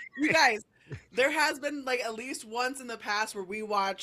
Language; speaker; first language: English; native; English